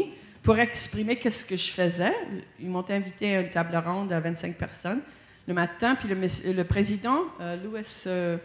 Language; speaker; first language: French; non-native, fluent; English